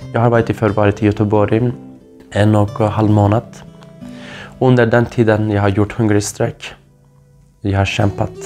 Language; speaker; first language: Swedish; non-native, fluent; Kurdish